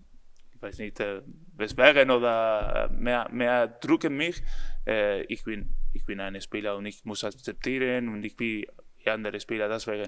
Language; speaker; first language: German; non-native, learner; Spanish